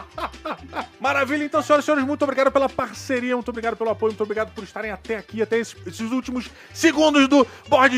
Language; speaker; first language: Portuguese; native; Portuguese